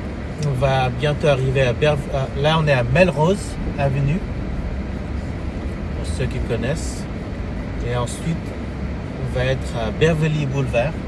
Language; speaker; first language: French; early bilingual, heritage; French